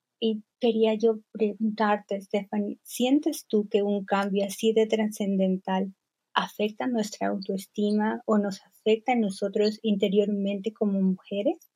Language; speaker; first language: Spanish; native; Spanish